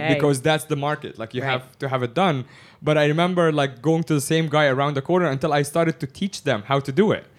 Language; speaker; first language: English; early bilingual, other home language; Arabic